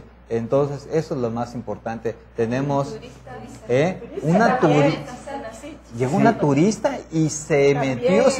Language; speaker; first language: Spanish; native; Spanish